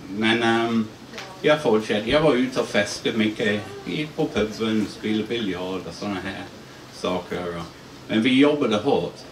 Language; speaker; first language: Swedish; non-native, fluent; English